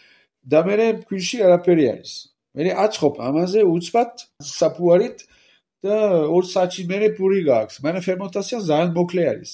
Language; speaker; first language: Georgian; non-native, learner; French